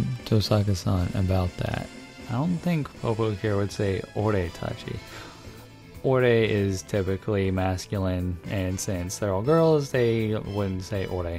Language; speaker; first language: English; native; English